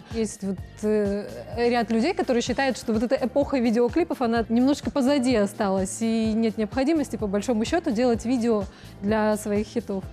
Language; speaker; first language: Russian; native; Russian